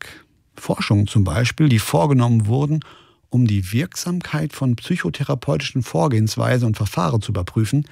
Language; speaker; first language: German; native; German